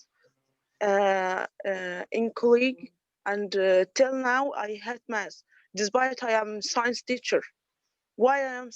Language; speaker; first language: English; non-native, learner; Arabic